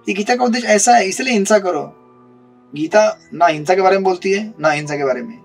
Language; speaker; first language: Hindi; non-native, local second language; Marathi